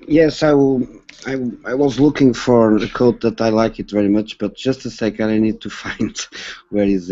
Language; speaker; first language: English; non-native, learner; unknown